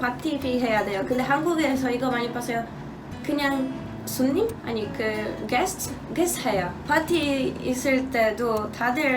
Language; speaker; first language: Korean; non-native, learner; Polish